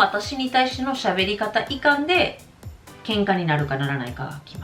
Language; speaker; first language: Japanese; non-native, fluent; English